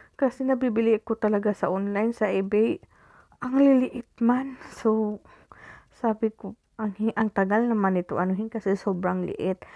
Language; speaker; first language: Filipino; non-native, local second language; Cebuano